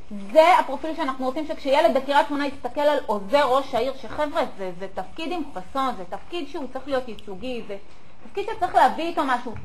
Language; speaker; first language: Hebrew; native; Hebrew